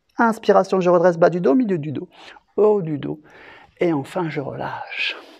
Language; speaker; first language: French; native; French